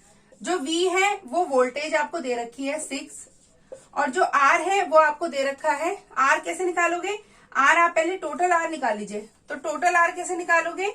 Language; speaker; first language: Hindi; native; Hindi